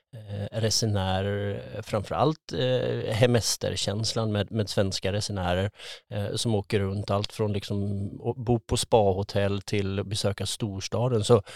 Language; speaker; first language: Swedish; native; Swedish